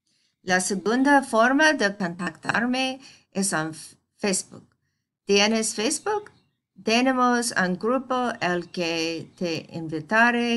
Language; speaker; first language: Spanish; non-native, fluent; English